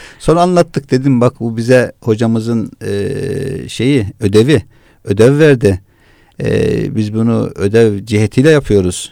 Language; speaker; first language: Turkish; native; Turkish